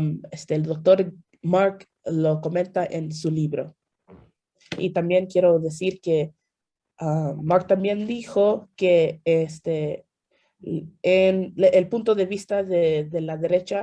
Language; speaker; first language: Spanish; non-native, fluent; English